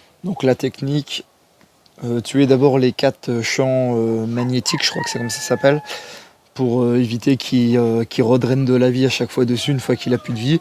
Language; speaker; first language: French; native; French